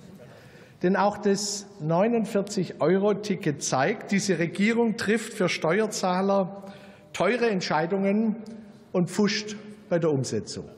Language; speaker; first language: German; native; German